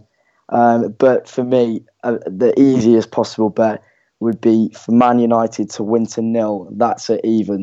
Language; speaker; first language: English; native; English